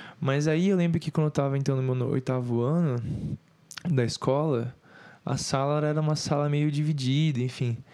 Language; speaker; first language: Portuguese; native; Portuguese